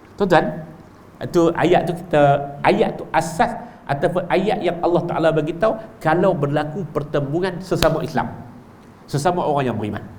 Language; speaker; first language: Malay; native; Malay